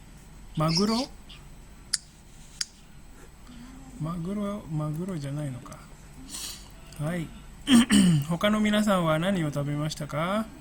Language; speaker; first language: Japanese; non-native, fluent; Indonesian